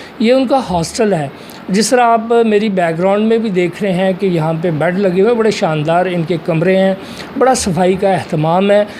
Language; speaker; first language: Urdu; non-native, local second language; Punjabi